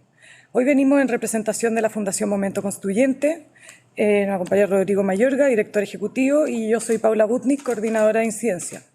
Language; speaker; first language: Spanish; native; Spanish